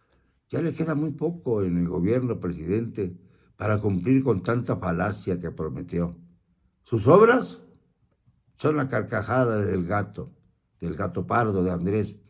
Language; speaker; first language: Spanish; native; Spanish